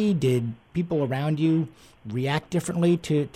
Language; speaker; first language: English; native; English